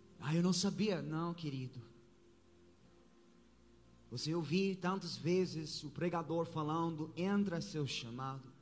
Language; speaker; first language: Portuguese; non-native, fluent; English